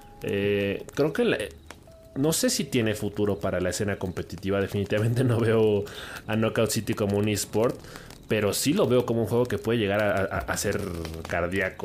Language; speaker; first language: Spanish; native; Spanish